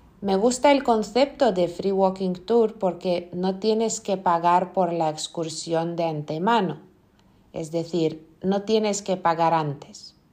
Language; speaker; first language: Spanish; non-native, fluent; Lithuanian